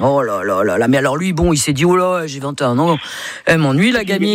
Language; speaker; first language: French; native; French